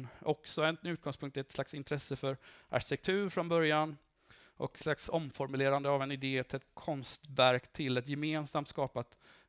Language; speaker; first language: Swedish; native; Swedish